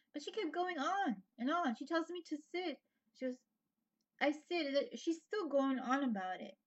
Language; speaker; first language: English; native; English